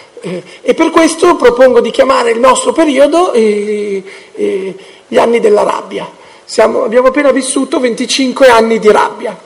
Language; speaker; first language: Italian; early bilingual, heritage; Italian